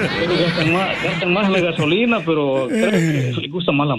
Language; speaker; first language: Spanish; native; Spanish